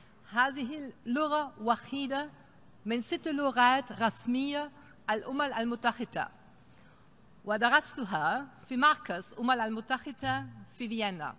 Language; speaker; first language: Arabic; non-native, fluent; German